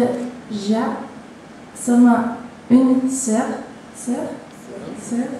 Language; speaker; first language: French; non-native, learner; English